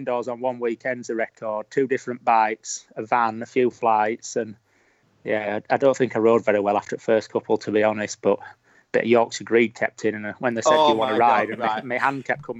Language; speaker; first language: English; native; English